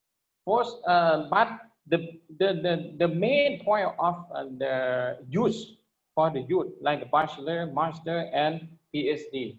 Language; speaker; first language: English; non-native, learner; Lao